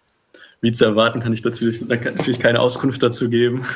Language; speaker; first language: German; native; German